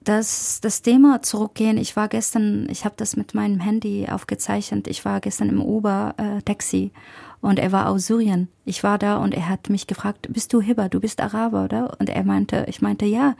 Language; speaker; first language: German; non-native, fluent; Arabic